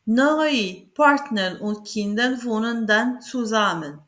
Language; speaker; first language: German; non-native, learner; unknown